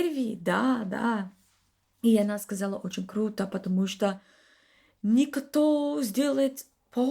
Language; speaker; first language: Russian; non-native, learner; English